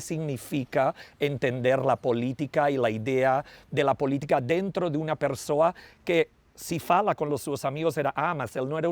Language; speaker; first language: Portuguese; non-native, learner; Spanish